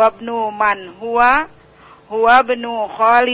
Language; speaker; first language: Arabic; non-native, learner; Indonesian